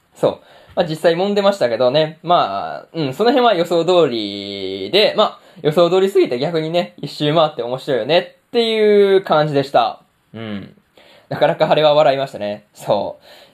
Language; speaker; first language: Japanese; native; Japanese